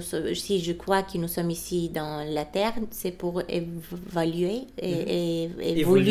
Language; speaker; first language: French; non-native, fluent; Bulgarian